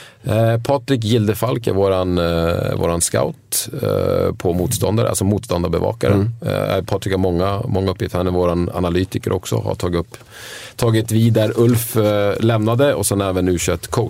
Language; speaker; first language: Swedish; native; Swedish